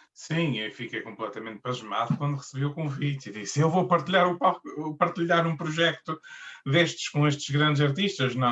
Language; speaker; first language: Portuguese; early bilingual, heritage; Portuguese